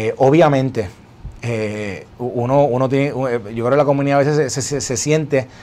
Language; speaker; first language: Spanish; native; Spanish